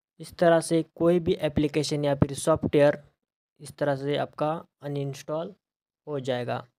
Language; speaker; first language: Hindi; non-native, local second language; Marathi